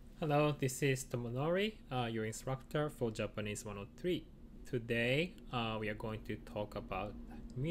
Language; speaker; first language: English; non-native, fluent; Japanese